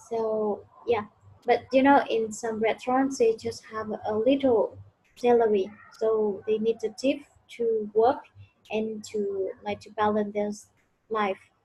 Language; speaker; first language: English; non-native, fluent; Vietnamese